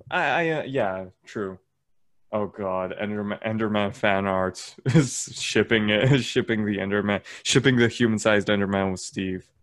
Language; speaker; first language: English; non-native, fluent; Turkish